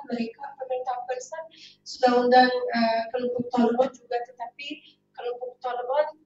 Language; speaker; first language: Indonesian; non-native, fluent; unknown